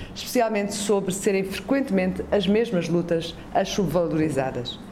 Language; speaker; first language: Portuguese; native; Portuguese